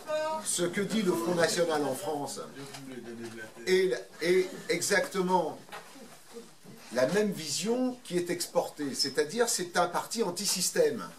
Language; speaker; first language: French; native; French